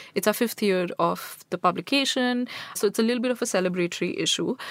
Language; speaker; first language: English; non-native, local second language; Hindi